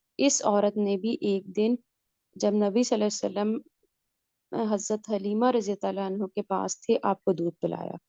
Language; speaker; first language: Urdu; native; Urdu